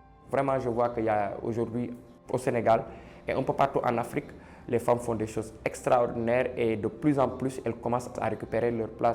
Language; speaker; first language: French; non-native, local second language; Wolof